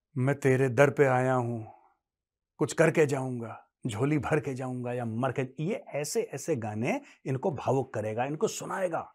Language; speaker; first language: Urdu; native; Urdu